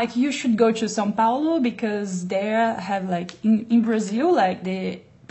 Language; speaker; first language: English; non-native, learner; Portuguese